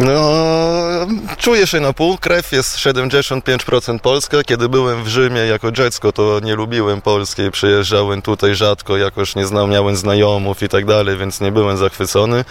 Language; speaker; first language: Polish; non-native, fluent; Italian